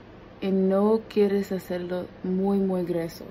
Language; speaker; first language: Spanish; early bilingual, heritage; Spanish